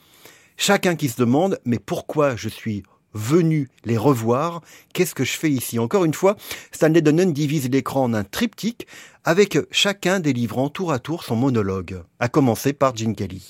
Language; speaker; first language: French; native; French